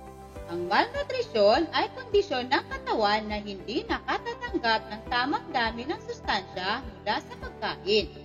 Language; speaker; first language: Filipino; native; Filipino